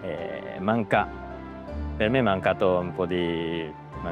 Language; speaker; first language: Italian; non-native, learner; Japanese